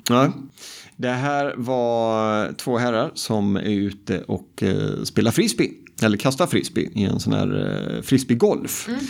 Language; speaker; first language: Swedish; native; Swedish